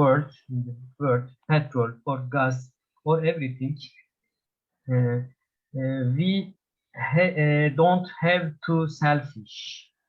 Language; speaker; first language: English; non-native, learner; Turkish